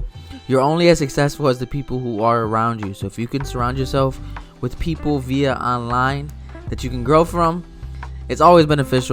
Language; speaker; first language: English; native; English